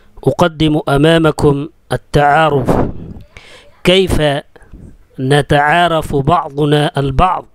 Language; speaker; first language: Urdu; native; Urdu